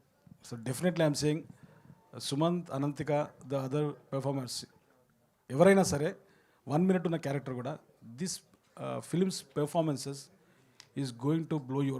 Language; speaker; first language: Telugu; native; Telugu